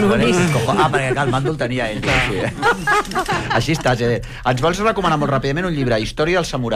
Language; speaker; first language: Catalan; native; Catalan